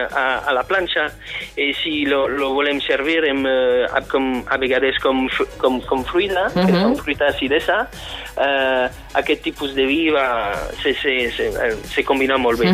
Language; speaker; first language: Catalan; non-native, fluent; French